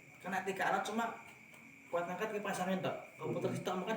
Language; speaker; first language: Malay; non-native, local second language; Javanese